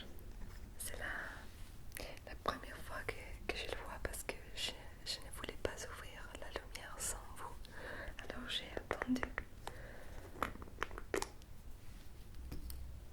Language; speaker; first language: French; non-native, fluent; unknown